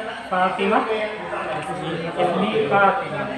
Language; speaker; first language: Arabic; non-native, fluent; Indonesian